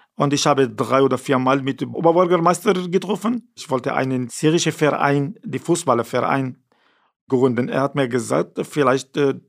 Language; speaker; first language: German; non-native, fluent; Arabic